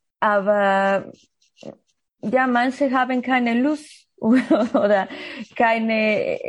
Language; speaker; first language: German; non-native, learner; Spanish